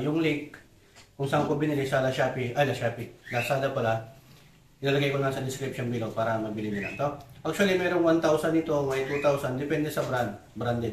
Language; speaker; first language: Filipino; native; Filipino